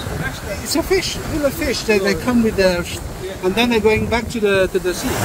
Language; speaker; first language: English; non-native, fluent; French